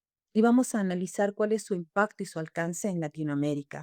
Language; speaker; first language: Spanish; native; Spanish